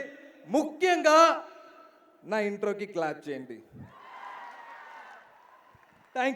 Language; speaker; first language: Telugu; non-native, learner; Malayalam